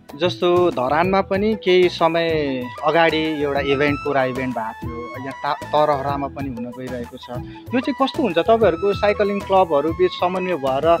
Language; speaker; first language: Nepali; native; Nepali